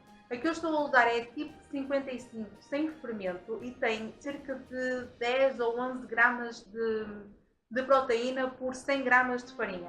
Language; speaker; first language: Portuguese; native; Portuguese